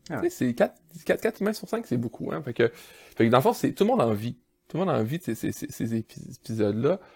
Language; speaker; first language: French; native; French